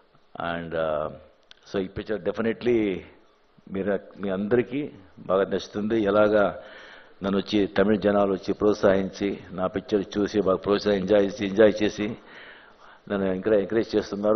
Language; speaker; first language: Telugu; non-native, fluent; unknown